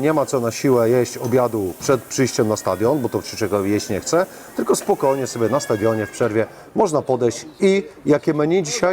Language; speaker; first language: Polish; native; Polish